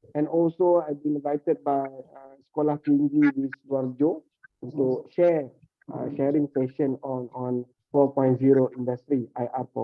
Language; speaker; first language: English; non-native, local second language; Malay